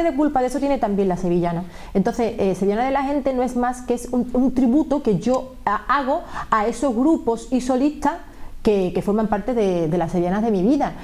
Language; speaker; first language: Spanish; native; Spanish